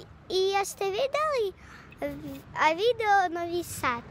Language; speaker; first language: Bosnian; early bilingual, other home language; Russian